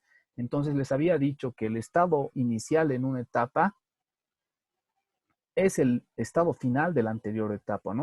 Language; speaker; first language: Spanish; native; Spanish